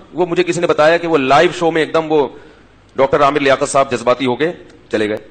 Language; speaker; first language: Urdu; native; Urdu